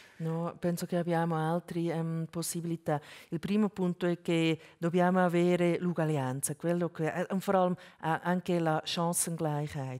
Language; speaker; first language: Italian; non-native, local second language; German